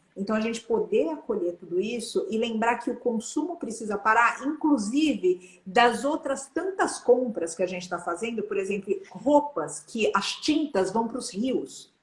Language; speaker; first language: Portuguese; native; Portuguese